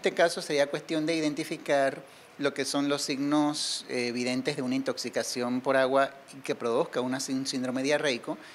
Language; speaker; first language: Spanish; native; Spanish